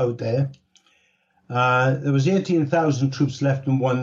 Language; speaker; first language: English; native; English